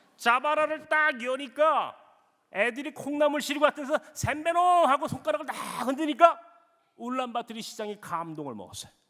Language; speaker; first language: Korean; native; Korean